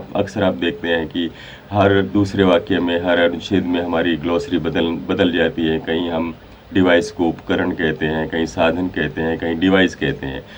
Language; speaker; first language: Hindi; native; Hindi